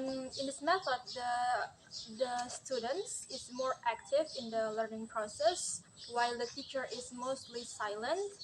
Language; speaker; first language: English; non-native, learner; Indonesian